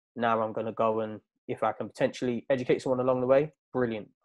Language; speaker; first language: English; native; English